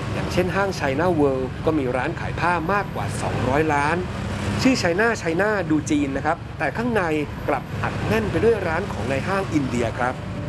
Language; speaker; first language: Thai; native; Thai